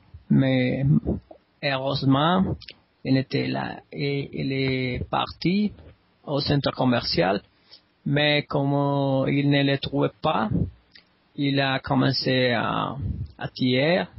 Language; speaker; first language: French; non-native, learner; Spanish